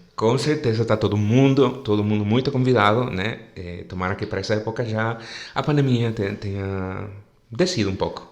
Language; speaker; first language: Portuguese; non-native, fluent; Spanish